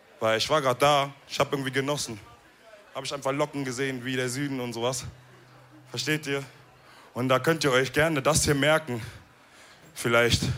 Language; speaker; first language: German; early bilingual, other home language; Wolof